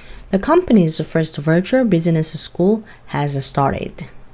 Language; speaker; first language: English; non-native, fluent; Korean